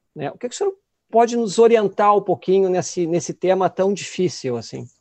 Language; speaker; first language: Portuguese; native; Portuguese